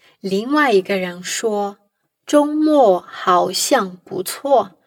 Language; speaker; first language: Chinese; non-native, fluent; Portuguese